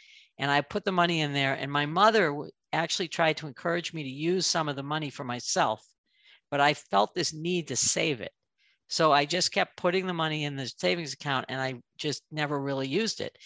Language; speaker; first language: English; native; English